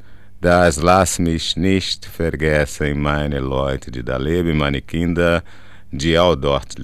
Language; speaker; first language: German; non-native, learner; Portuguese